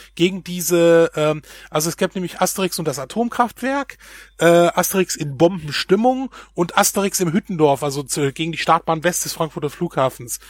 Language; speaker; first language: German; native; German